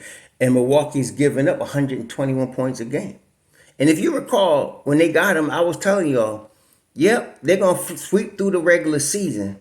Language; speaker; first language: English; native; English